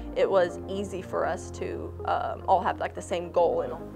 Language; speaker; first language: English; native; English